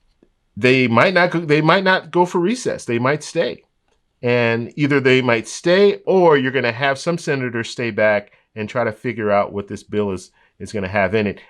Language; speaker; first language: English; native; English